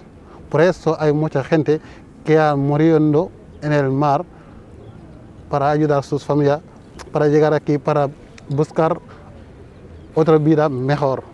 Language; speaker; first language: Spanish; non-native, fluent; Wolof